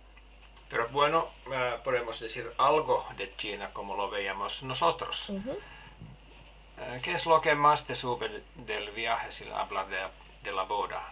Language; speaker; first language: Spanish; non-native, fluent; Finnish